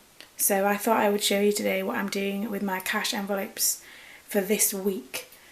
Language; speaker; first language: English; native; English